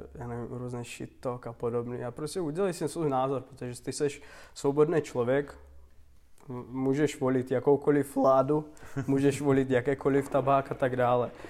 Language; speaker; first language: Czech; non-native, fluent; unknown